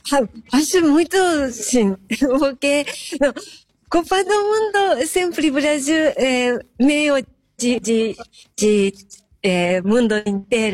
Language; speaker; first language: Portuguese; non-native, learner; Japanese